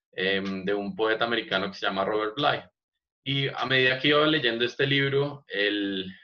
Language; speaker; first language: Spanish; native; Spanish